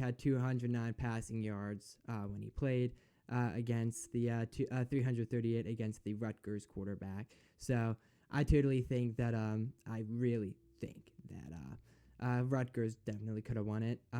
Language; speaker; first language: English; native; English